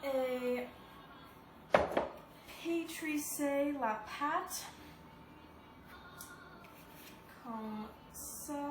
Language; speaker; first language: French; non-native, learner; English